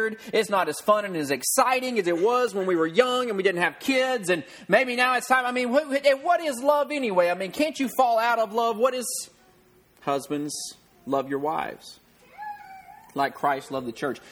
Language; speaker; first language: English; native; English